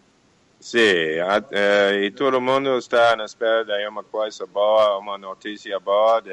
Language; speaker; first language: Portuguese; non-native, fluent; English